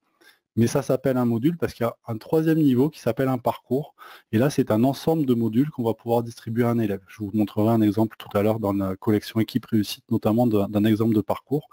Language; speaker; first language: French; native; French